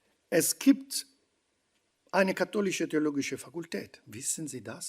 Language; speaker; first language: German; non-native, fluent; Italian